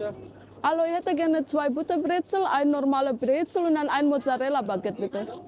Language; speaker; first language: German; non-native, learner; Indonesian